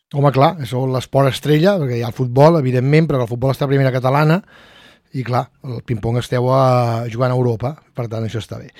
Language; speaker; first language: Catalan; native; Catalan